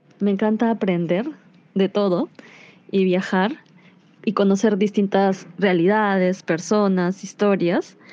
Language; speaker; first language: Spanish; native; Spanish